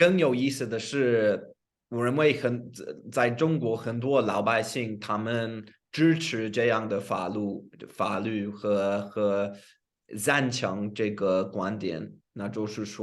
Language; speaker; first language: Chinese; non-native, fluent; English